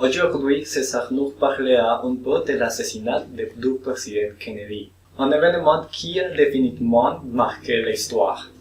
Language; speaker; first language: French; non-native, learner; Spanish